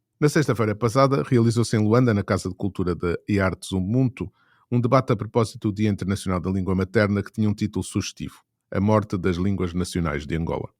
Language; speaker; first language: Portuguese; native; Portuguese